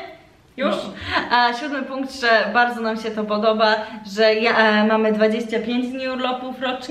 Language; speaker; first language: Polish; early bilingual, heritage; Polish